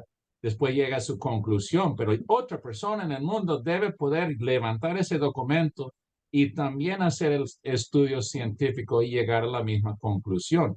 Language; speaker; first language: Spanish; early bilingual, heritage; Spanish